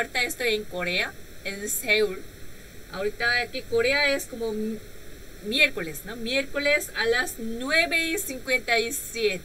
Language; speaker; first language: Spanish; non-native, learner; Korean